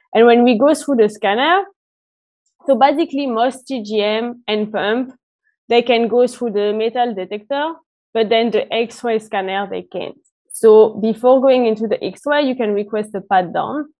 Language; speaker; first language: English; non-native, fluent; French